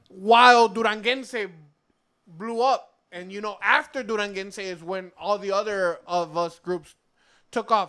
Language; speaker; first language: English; early bilingual, other home language; Spanish